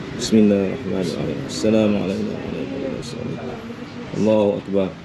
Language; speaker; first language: Malay; native; Malay